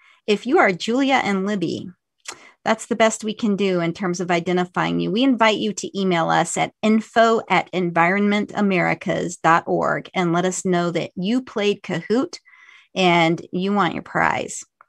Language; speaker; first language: English; native; English